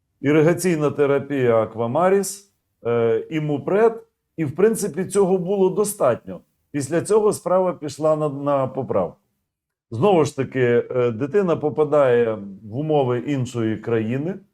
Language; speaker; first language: Ukrainian; native; Ukrainian